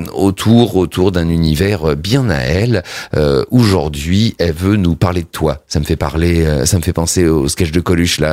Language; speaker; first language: French; native; French